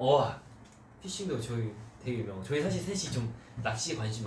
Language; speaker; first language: Korean; early bilingual, heritage; Korean